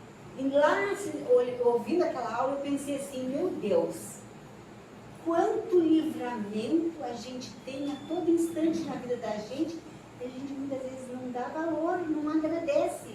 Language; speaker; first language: Portuguese; native; Portuguese